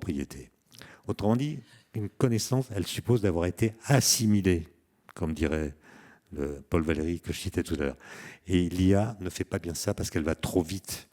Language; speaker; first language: French; native; French